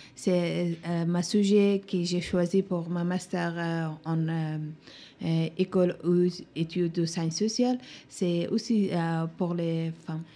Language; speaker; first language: French; non-native, learner; Persian